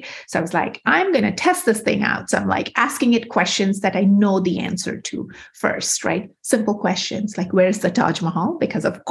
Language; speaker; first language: English; non-native, local second language; Bangla